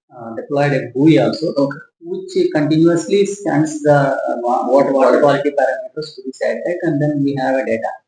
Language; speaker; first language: English; non-native, local second language; Telugu